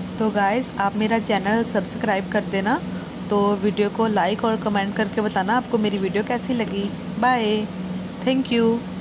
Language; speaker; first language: Hindi; non-native, local second language; Punjabi